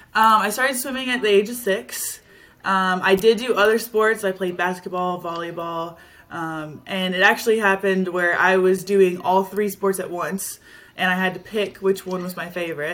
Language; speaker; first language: English; native; English